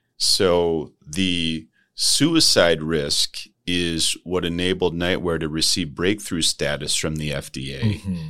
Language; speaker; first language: English; native; English